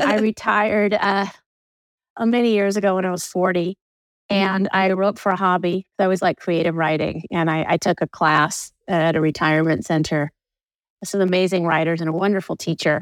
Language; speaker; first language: English; native; English